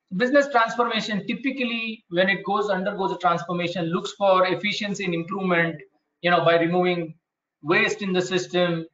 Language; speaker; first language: English; non-native, local second language; Marathi